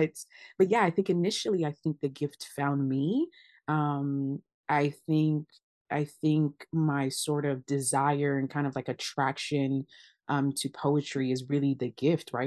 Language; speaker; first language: English; early bilingual, other home language; Akan